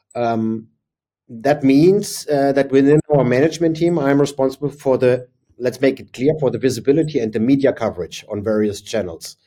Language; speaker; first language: English; non-native, fluent; German